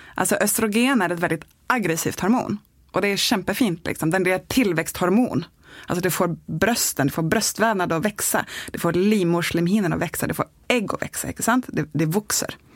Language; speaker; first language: Swedish; native; Swedish